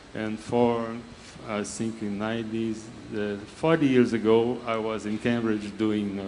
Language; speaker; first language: English; non-native, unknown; Portuguese